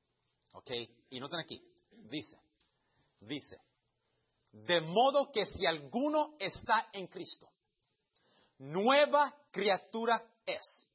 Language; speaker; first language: Spanish; early bilingual, heritage; Spanish